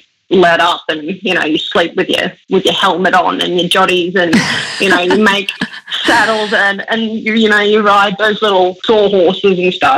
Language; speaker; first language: English; early bilingual, other home language; German